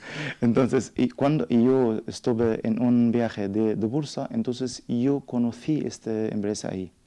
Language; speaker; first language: Spanish; non-native, learner; Arabic